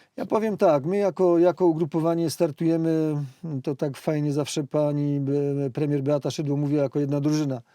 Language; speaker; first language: Polish; native; Polish